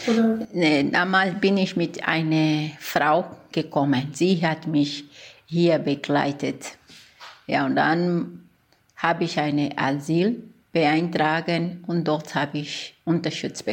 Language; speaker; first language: German; non-native, fluent; Portuguese